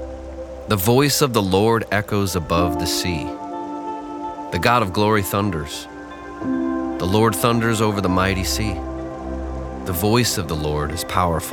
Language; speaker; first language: English; native; English